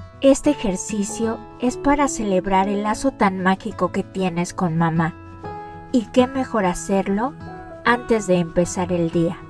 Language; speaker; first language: Spanish; native; Spanish